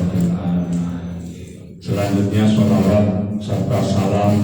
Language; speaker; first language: Indonesian; native; Indonesian